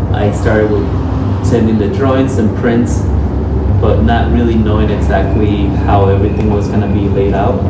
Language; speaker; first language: English; non-native, fluent; Spanish